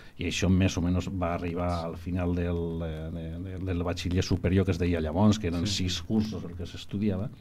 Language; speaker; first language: Catalan; non-native, local second language; Spanish